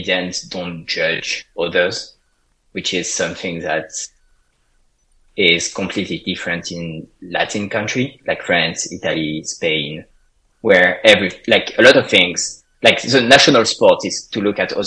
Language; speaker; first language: English; non-native, fluent; French